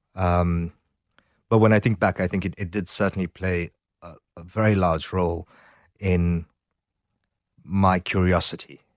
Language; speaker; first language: English; native; English